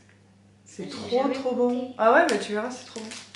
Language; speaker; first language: French; native; French